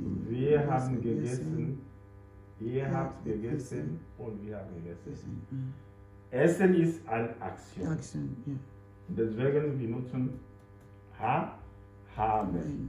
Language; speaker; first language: German; non-native, fluent; French